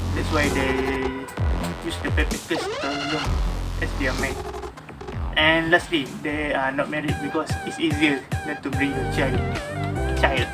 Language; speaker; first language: English; non-native, learner; Malay